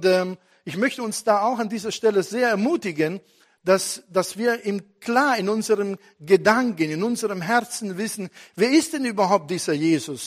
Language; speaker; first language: German; non-native, fluent; Italian